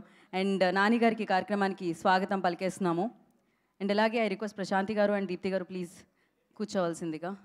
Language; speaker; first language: Telugu; native; Telugu